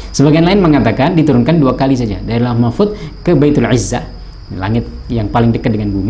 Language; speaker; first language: Indonesian; native; Indonesian